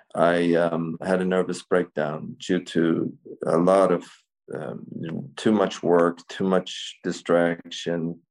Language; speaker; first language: English; native; English